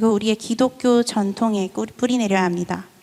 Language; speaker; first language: Korean; native; Korean